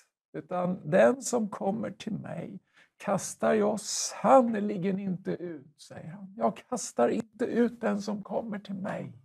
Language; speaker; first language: Swedish; native; Swedish